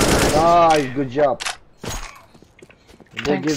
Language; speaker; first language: English; non-native, learner; Polish